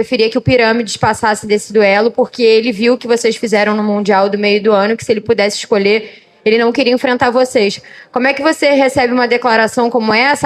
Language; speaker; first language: Portuguese; native; Portuguese